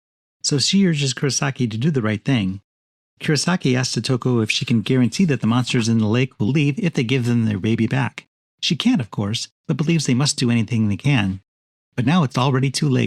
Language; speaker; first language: English; native; English